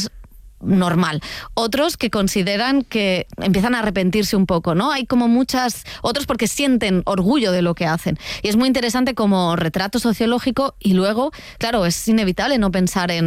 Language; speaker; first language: Spanish; native; Spanish